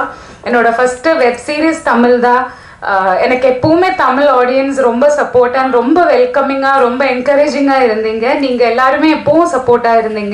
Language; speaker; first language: Tamil; non-native, fluent; Malayalam